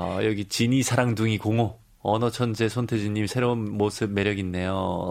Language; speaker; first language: Korean; early bilingual, heritage; Korean